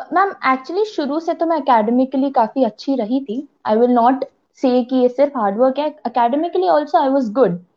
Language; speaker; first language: Hindi; native; Hindi